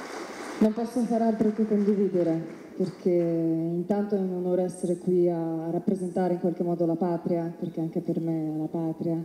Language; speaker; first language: Italian; early bilingual, other home language; Ukrainian